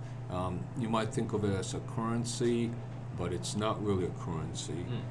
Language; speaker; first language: English; non-native, fluent; Japanese